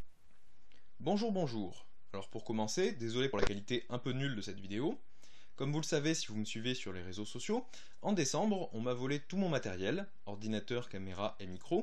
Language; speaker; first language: French; native; French